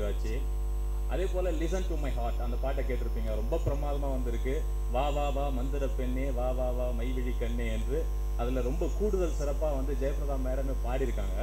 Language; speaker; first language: Tamil; native; Tamil